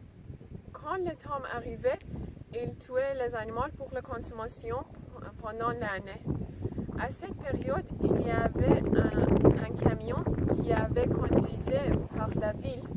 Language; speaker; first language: French; non-native, learner; English